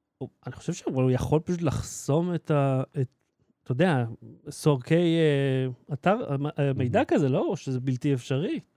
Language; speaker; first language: Hebrew; native; Hebrew